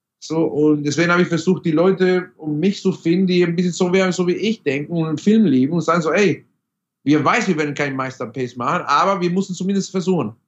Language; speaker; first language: German; non-native, fluent; Spanish